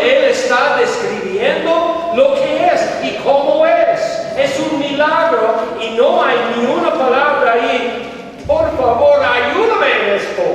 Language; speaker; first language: Spanish; non-native, fluent; English